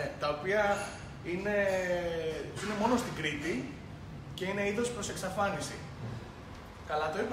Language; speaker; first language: Greek; early bilingual, heritage; Greek